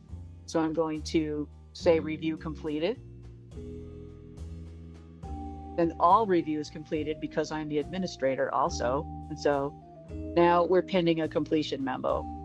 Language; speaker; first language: English; native; English